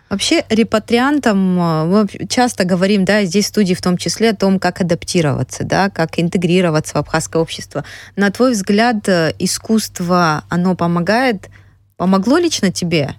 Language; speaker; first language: Russian; native; Russian